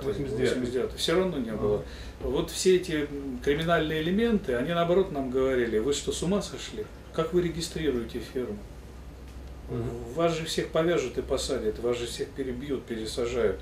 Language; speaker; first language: Russian; native; Russian